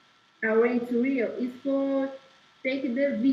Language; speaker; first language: English; non-native, learner; Portuguese